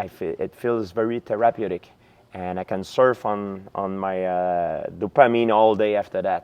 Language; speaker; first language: English; non-native, fluent; French